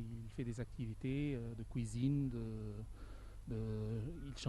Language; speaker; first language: French; non-native, learner; Arabic